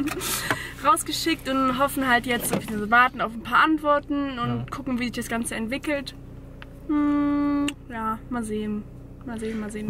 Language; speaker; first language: German; native; German